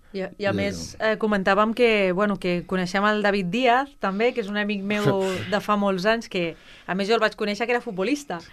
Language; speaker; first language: Catalan; non-native, local second language; Spanish